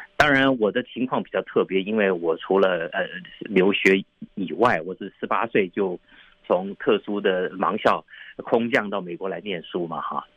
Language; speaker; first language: Chinese; native; Chinese